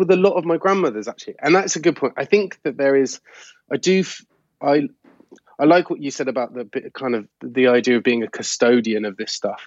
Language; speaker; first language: English; native; English